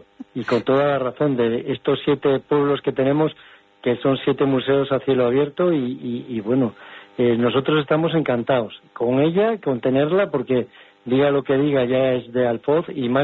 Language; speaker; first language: Spanish; native; Spanish